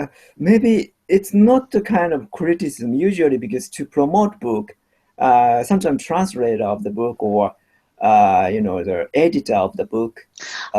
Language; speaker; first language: English; non-native, learner; Japanese